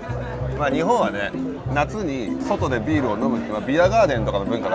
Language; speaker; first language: Japanese; native; Japanese